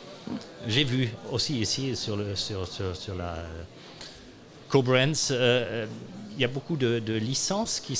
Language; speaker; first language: French; non-native, learner; German